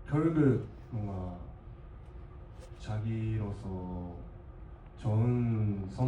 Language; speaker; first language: Korean; non-native, learner; Japanese